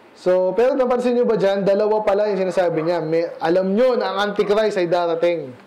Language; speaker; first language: Filipino; native; Filipino